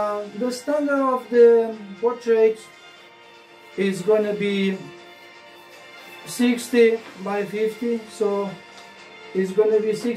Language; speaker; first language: English; non-native, learner; Portuguese